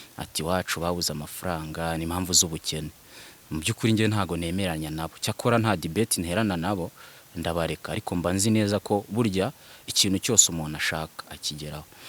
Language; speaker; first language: Kinyarwanda; early bilingual, other home language; Swahili